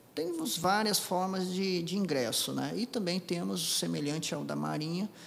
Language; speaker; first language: Portuguese; native; Portuguese